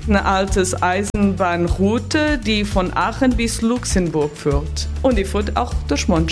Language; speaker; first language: German; non-native, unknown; Portuguese